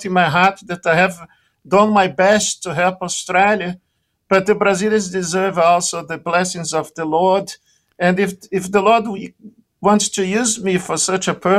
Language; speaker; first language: English; non-native, fluent; Portuguese